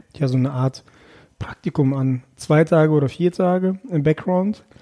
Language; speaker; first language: German; early bilingual, other home language; Russian